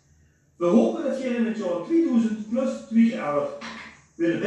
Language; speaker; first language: Dutch; native; Dutch